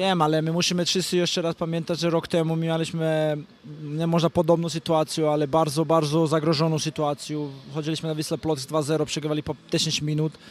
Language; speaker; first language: Polish; non-native, fluent; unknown